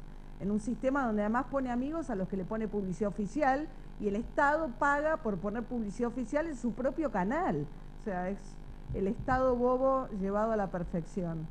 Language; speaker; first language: Spanish; native; Spanish